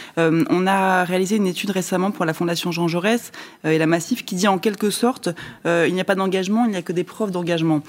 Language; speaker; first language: French; native; French